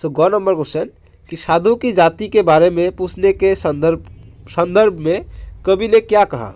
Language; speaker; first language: Hindi; non-native, local second language; Assamese